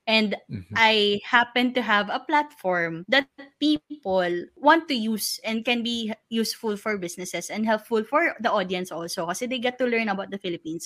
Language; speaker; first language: English; non-native, local second language; Filipino